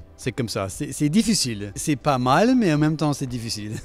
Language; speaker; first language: French; non-native, fluent; English